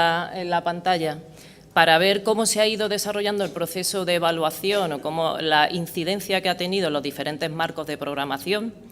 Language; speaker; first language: Spanish; native; Spanish